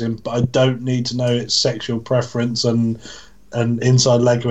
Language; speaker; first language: English; native; English